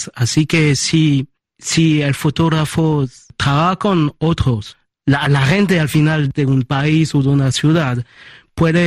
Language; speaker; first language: Spanish; early bilingual, heritage; Spanish